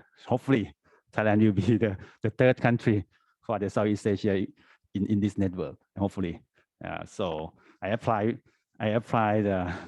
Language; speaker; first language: English; non-native, fluent; Thai